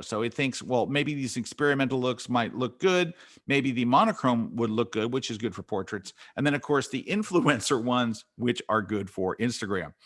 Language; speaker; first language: English; native; English